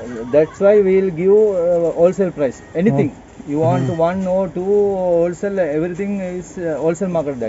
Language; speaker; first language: English; non-native, learner; Tamil